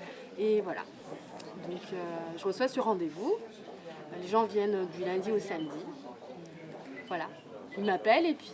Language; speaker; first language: French; native; French